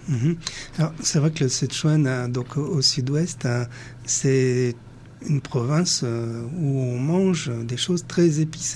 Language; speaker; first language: French; native; French